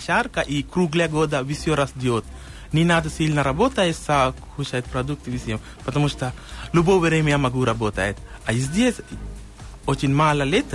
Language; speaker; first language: Russian; non-native, learner; Sinhala